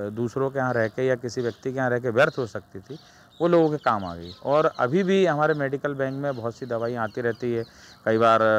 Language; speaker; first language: Hindi; native; Hindi